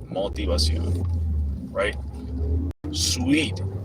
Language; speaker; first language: Spanish; early bilingual, heritage; Spanish